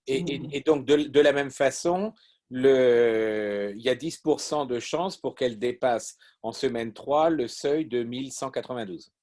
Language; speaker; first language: French; native; French